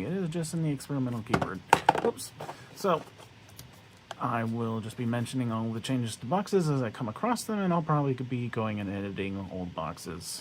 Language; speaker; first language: English; native; English